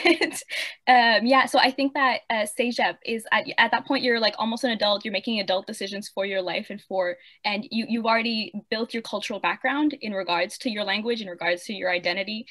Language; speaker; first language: English; non-native, fluent; French